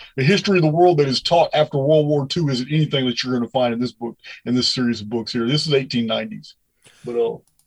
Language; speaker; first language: English; native; English